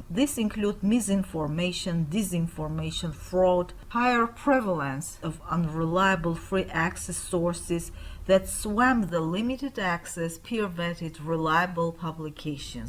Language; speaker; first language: English; non-native, fluent; Armenian